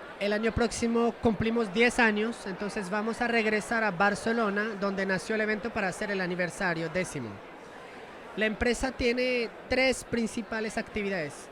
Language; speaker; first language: Spanish; non-native, fluent; French